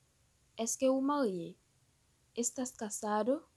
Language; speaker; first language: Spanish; non-native, fluent; Haitian Creole